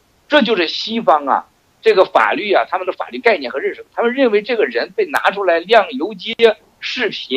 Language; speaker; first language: Chinese; native; Chinese